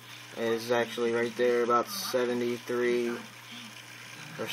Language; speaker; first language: English; native; English